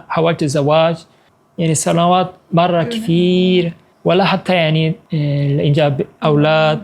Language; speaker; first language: Arabic; non-native, fluent; Korean